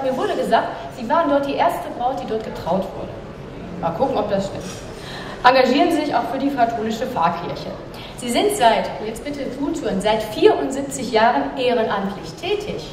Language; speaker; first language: German; native; German